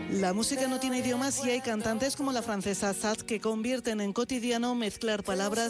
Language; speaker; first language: Spanish; native; Spanish